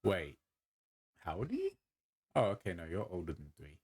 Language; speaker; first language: English; native; English